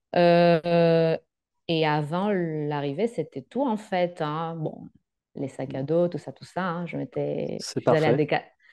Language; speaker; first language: French; non-native, fluent; Greek